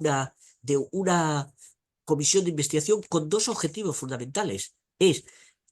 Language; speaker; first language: Spanish; native; Spanish